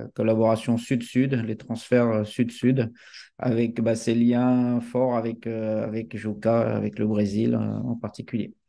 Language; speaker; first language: French; native; French